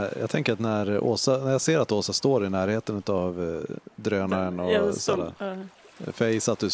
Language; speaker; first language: Swedish; native; Swedish